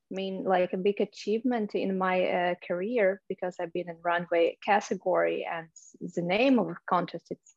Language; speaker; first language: English; non-native, fluent; Russian